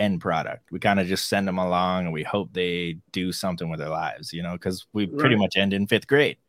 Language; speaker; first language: English; native; English